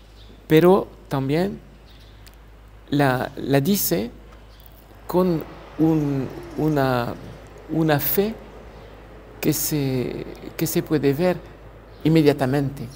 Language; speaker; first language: Spanish; non-native, fluent; French